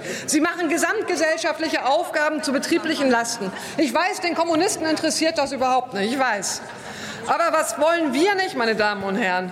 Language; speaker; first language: German; native; German